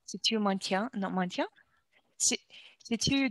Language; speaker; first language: French; non-native, learner; Portuguese